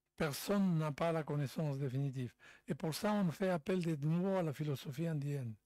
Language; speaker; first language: French; non-native, fluent; Spanish